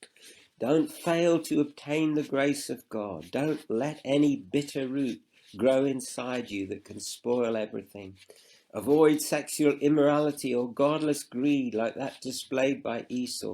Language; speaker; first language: English; native; English